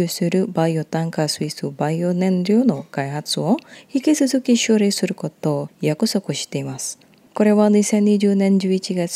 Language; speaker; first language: Japanese; non-native, fluent; Indonesian